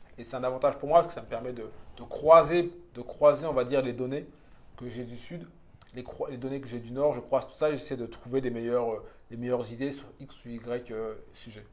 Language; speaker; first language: French; early bilingual, other home language; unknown